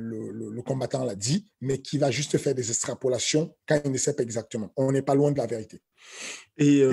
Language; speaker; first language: French; native; French